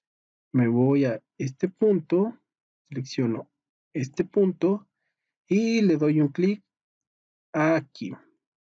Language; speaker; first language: Spanish; native; Spanish